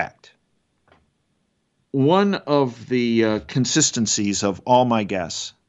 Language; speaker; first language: English; native; English